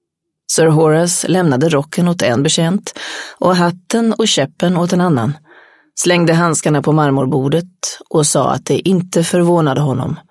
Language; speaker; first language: Swedish; native; Swedish